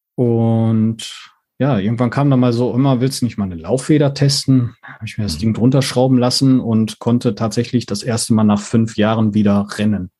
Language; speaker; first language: German; native; German